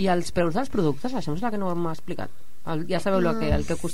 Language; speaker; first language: Catalan; native; Catalan